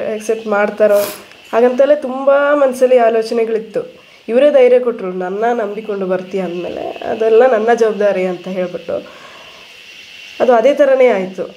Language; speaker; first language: Kannada; non-native, local second language; Malayalam